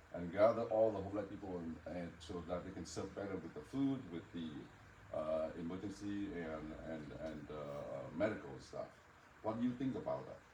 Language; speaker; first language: English; non-native, fluent; Vietnamese